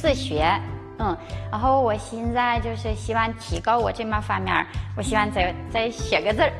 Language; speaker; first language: Chinese; non-native, fluent; Ukrainian